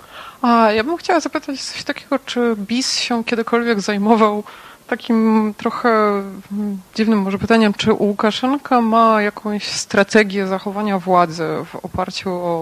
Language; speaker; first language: Polish; native; Polish